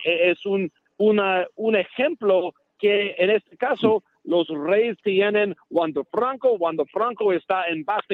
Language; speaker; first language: Spanish; non-native, learner; English